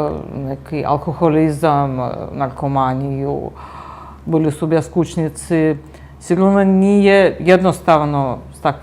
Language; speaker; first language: Bosnian; native; Bosnian